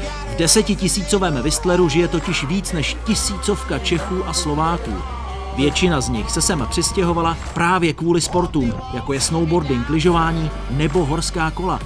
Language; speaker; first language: Czech; native; Czech